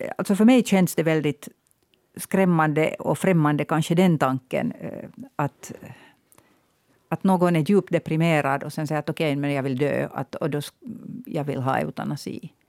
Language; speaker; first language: Swedish; native; Swedish